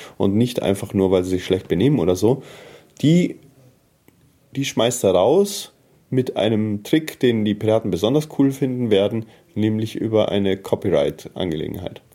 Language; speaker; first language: German; early bilingual, heritage; German